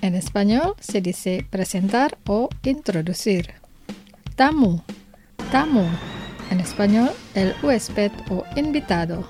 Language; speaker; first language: Spanish; non-native, fluent; Indonesian